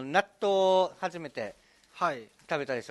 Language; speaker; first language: Japanese; native; Japanese